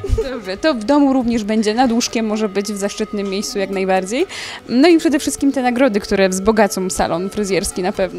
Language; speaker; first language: Polish; native; Polish